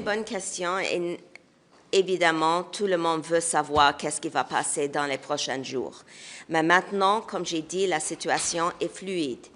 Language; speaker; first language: French; non-native, local second language; English